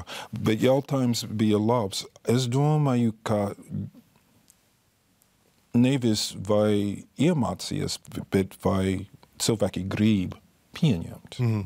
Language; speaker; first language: Latvian; non-native, fluent; English